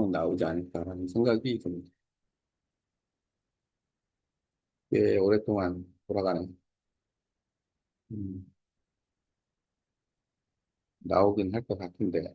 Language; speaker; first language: Korean; native; Korean